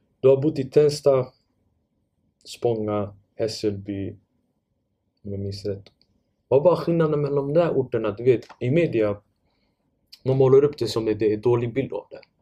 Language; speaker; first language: Swedish; non-native, fluent; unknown